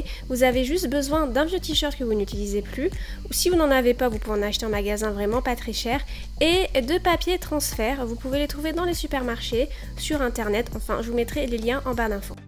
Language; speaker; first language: French; native; French